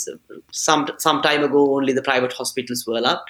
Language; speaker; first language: English; non-native, local second language; Sinhala